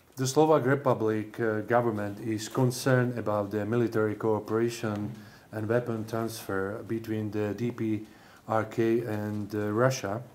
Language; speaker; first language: English; non-native, fluent; Slovak